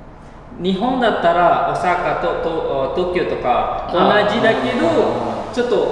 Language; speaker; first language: Japanese; non-native, learner; Indonesian